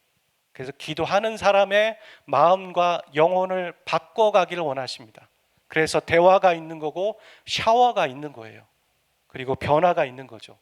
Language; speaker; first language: Korean; native; Korean